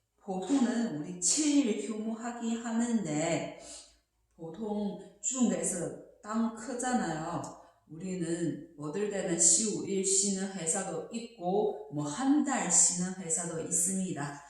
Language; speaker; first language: Korean; non-native, fluent; Chinese